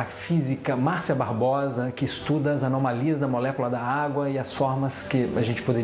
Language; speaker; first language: Portuguese; native; Portuguese